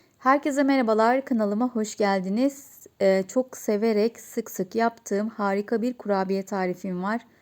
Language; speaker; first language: Turkish; native; Turkish